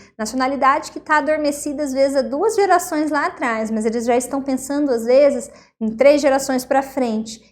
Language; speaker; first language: Portuguese; native; Portuguese